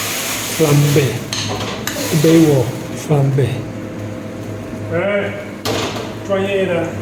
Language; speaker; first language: Chinese; non-native, fluent; Italian